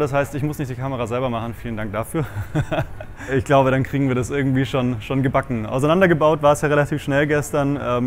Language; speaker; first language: German; native; German